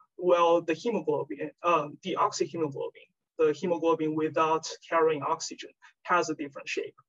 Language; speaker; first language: English; non-native, fluent; Chinese